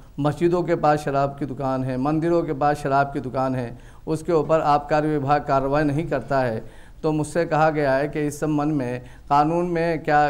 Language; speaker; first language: Hindi; native; Hindi